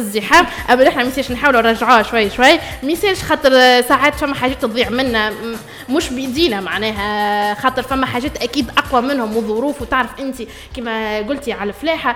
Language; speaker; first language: Arabic; native; Arabic